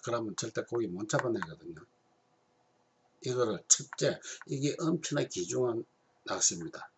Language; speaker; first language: Korean; native; Korean